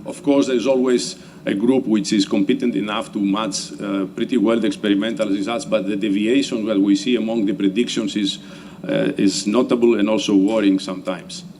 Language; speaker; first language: English; non-native, fluent; Italian